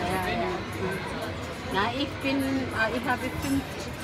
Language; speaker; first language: German; non-native, learner; Cebuano